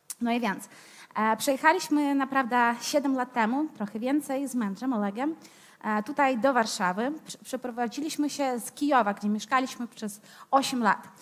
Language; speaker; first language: Polish; non-native, fluent; Ukrainian